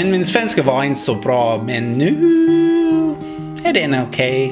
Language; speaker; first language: Swedish; non-native, learner; English